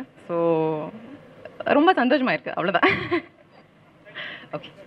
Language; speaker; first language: Tamil; non-native, learner; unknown